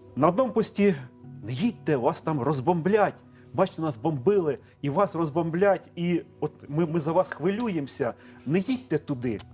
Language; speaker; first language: Ukrainian; native; Ukrainian